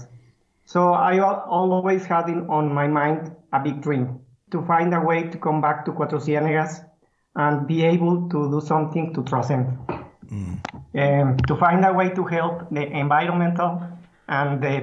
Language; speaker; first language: English; non-native, fluent; Spanish